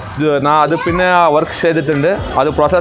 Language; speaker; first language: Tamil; non-native, learner; Malayalam